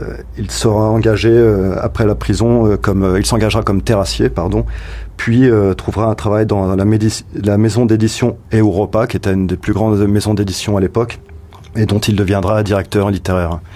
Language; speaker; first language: French; native; French